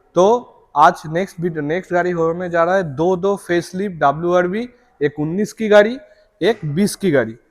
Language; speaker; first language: Hindi; non-native, local second language; Bangla